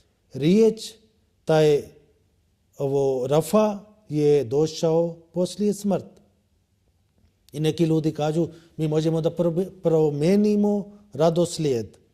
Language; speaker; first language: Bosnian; non-native, learner; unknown